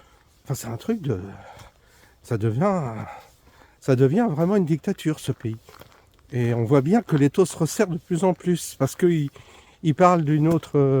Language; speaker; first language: French; native; French